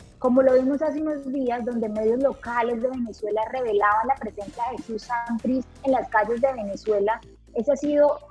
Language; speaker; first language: Spanish; native; Spanish